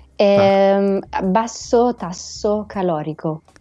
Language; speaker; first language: Italian; non-native, learner; Spanish